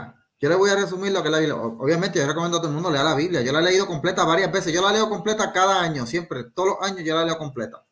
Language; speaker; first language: Spanish; native; Spanish